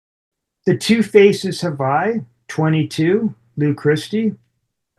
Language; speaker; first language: English; native; English